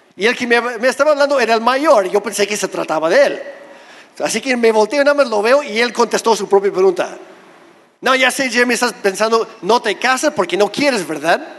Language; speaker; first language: Spanish; non-native, fluent; English